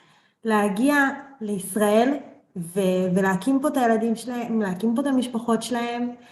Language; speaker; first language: Hebrew; early bilingual, other home language; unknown